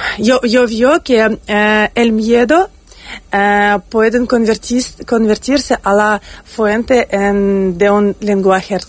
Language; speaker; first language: Spanish; non-native, fluent; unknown